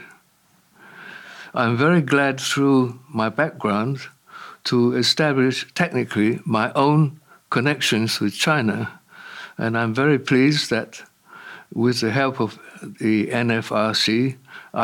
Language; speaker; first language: English; non-native, local second language; Cantonese